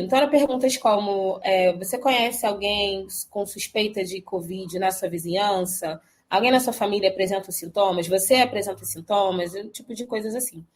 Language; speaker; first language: Portuguese; native; Portuguese